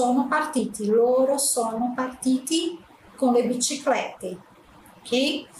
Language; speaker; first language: Italian; non-native, fluent; Portuguese